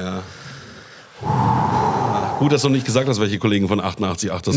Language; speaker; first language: German; native; German